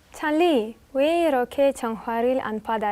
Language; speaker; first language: Korean; non-native, learner; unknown